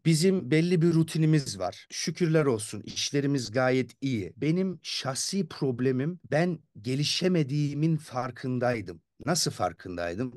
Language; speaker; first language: Turkish; early bilingual, heritage; Turkish